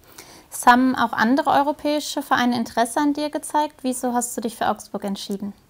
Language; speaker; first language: German; native; German